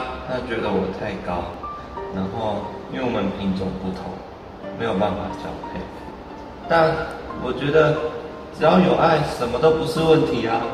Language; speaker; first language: Chinese; native; Chinese